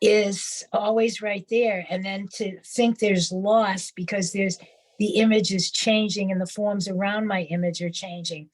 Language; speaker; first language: English; native; English